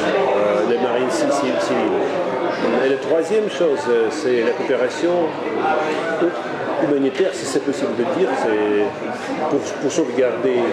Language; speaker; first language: French; non-native, fluent; Russian